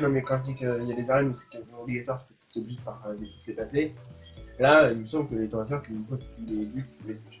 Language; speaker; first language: French; native; French